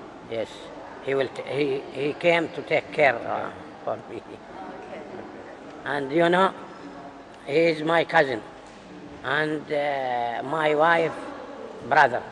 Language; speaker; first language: English; non-native, learner; Arabic